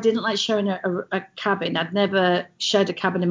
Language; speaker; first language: English; native; English